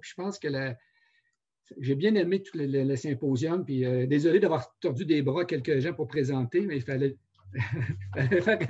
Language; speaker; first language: French; native; French